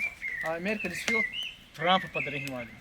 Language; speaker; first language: Russian; non-native, local second language; Lezghian